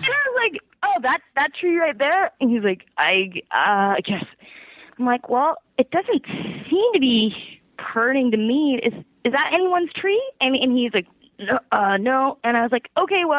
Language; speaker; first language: English; native; English